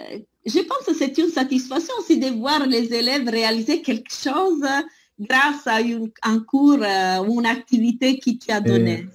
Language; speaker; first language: French; non-native, fluent; Italian